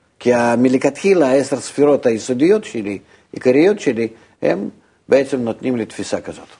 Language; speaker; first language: Hebrew; non-native, fluent; Russian